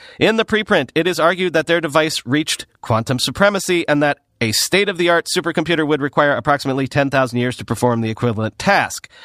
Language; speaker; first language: English; native; English